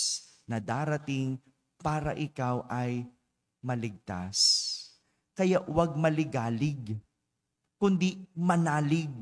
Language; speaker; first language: Filipino; native; Filipino